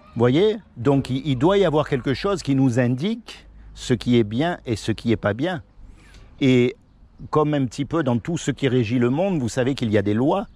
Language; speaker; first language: French; native; French